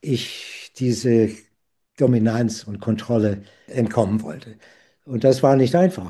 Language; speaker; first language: German; non-native, fluent; English